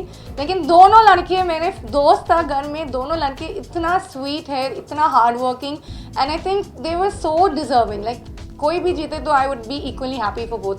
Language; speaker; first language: Hindi; non-native, local second language; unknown